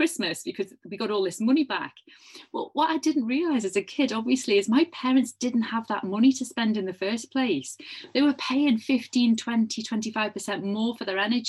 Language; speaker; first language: English; native; English